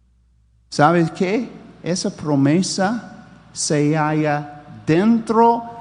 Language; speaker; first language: Spanish; non-native, fluent; English